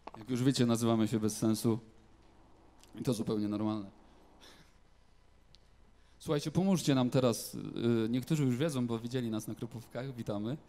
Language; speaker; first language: Polish; native; Polish